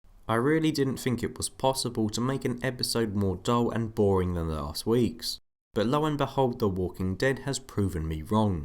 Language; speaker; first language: English; native; English